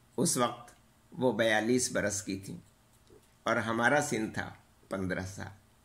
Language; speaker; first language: Urdu; native; Urdu